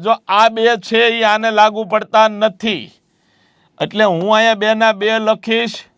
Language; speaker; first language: Gujarati; native; Gujarati